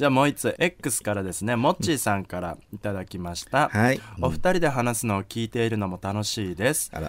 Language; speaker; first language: Japanese; native; Japanese